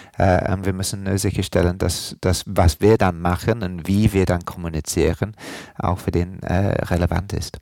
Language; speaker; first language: German; non-native, fluent; English